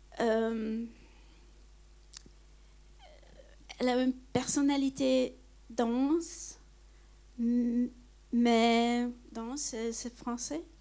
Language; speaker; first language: French; non-native, fluent; Hungarian